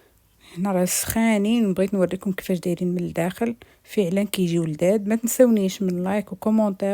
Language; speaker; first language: Arabic; native; Arabic